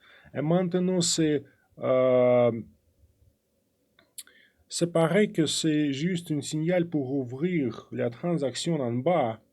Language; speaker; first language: French; non-native, fluent; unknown